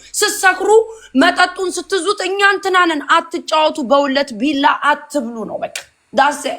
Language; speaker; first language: Amharic; native; Amharic